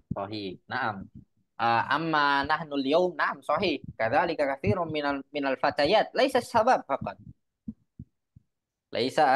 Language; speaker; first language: Arabic; non-native, fluent; Indonesian